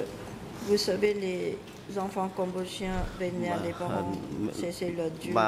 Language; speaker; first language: French; non-native, local second language; Khmer